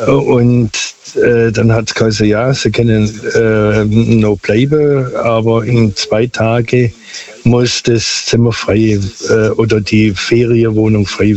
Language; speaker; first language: German; non-native, local second language; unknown